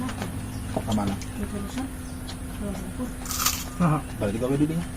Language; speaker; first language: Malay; non-native, local second language; Sundanese